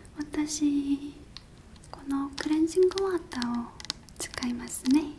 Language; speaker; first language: Japanese; non-native, learner; Korean